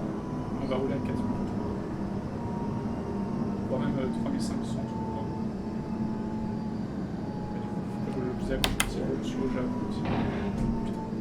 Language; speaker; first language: French; native; French